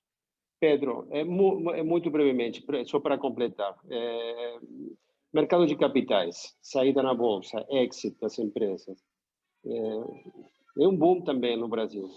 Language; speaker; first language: Portuguese; non-native, fluent; Spanish